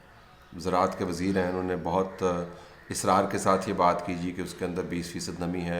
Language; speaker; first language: Urdu; native; Urdu